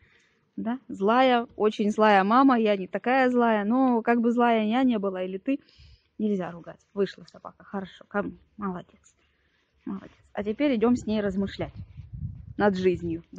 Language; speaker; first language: Russian; native; Russian